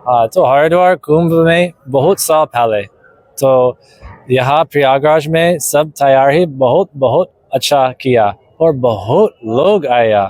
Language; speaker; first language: Hindi; non-native, learner; English